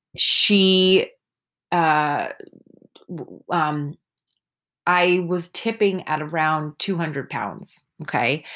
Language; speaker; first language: English; early bilingual, other home language; Spanish